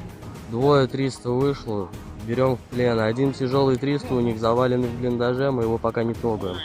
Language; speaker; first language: Russian; native; Russian